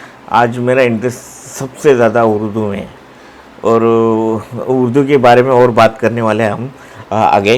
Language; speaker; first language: Hindi; non-native, local second language; Marathi